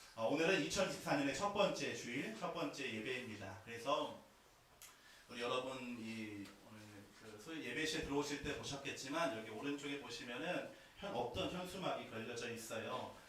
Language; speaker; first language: Korean; native; Korean